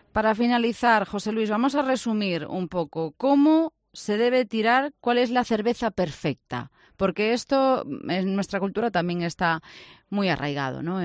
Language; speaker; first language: Spanish; native; Spanish